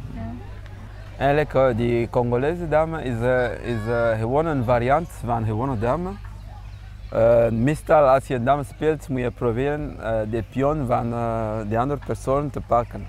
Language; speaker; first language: Dutch; non-native, fluent; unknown